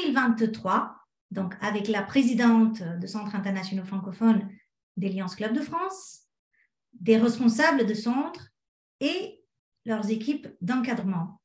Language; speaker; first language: French; native; French